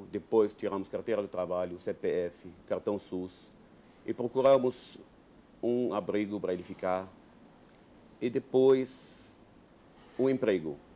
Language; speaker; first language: Portuguese; non-native, fluent; Arabic